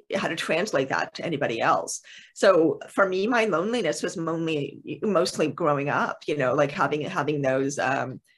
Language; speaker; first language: English; native; English